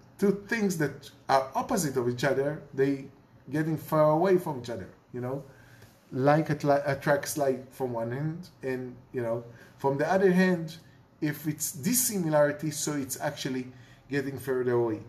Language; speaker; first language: English; non-native, fluent; Hebrew